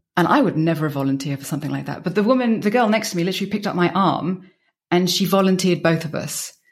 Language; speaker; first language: English; native; English